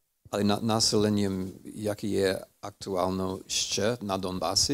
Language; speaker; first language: Ukrainian; non-native, fluent; English